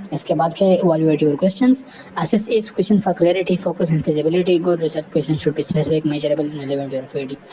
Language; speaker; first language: Urdu; non-native, local second language; Pashto